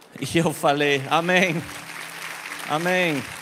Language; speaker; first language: Portuguese; non-native, learner; Spanish